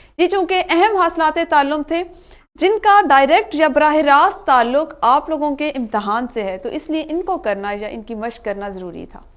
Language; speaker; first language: Urdu; native; Urdu